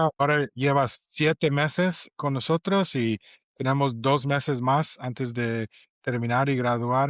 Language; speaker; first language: Spanish; non-native, fluent; English